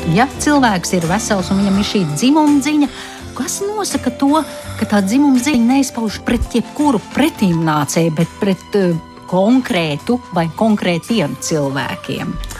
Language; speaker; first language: Latvian; native; Latvian